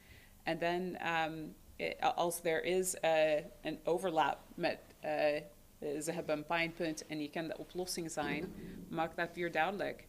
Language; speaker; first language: Dutch; non-native, fluent; English